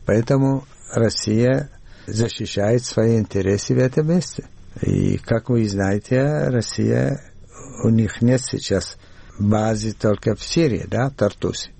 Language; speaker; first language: Russian; non-native, learner; Arabic